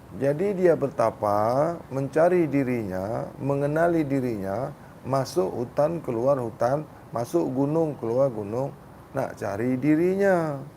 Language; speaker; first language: Malay; native; Malay